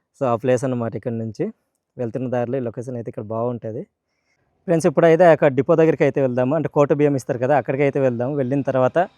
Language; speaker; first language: Telugu; non-native, local second language; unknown